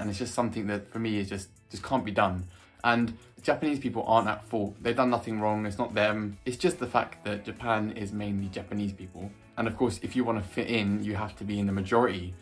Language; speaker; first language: English; native; English